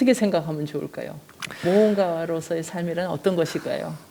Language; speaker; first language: Korean; native; Korean